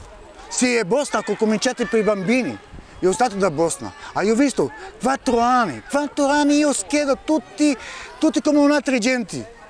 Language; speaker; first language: Italian; non-native, learner; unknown